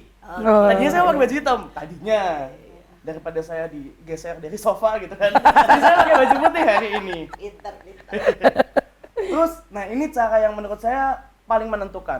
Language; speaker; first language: Indonesian; native; Indonesian